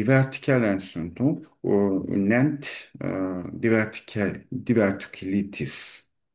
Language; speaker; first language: German; non-native, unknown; Turkish